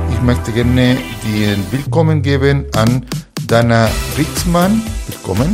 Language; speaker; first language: German; non-native, fluent; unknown